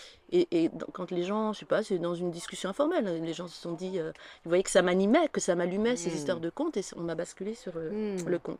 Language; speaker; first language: French; native; French